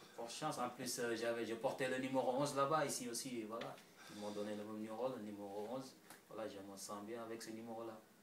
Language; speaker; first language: French; non-native, local second language; Wolof